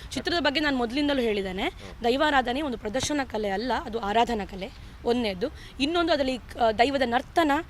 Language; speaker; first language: Kannada; non-native, local second language; Tulu